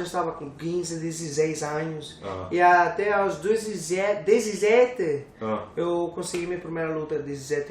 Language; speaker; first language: Portuguese; non-native, learner; English